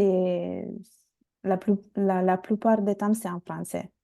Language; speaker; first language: French; non-native, fluent; Bangla